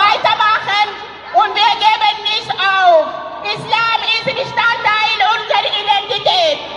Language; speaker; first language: German; non-native, fluent; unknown